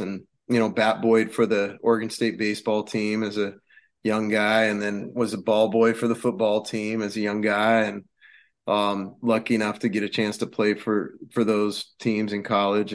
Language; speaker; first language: English; native; English